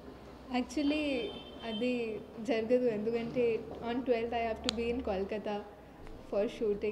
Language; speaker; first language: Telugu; non-native, fluent; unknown